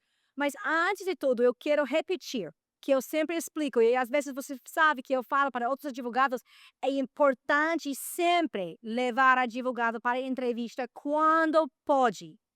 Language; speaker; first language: Portuguese; non-native, fluent; Spanish